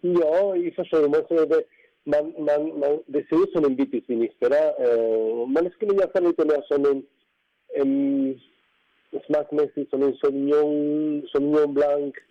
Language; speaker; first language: Swedish; non-native, fluent; Spanish